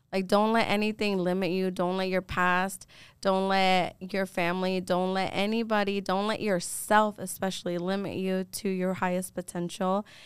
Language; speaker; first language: English; early bilingual, other home language; Spanish